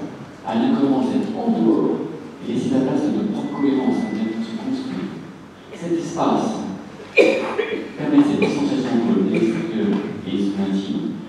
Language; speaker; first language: French; native; French